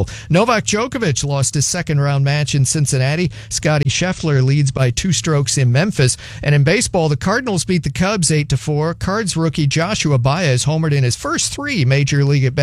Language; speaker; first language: English; native; English